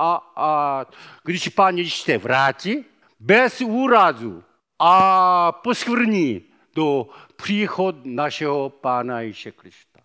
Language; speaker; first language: Czech; non-native, fluent; Korean